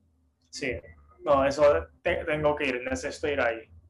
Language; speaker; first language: Spanish; non-native, fluent; Japanese